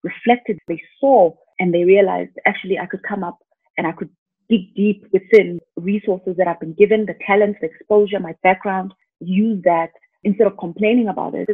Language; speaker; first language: English; non-native, local second language; Xhosa